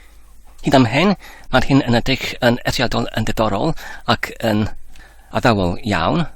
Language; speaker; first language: Welsh; non-native, learner; English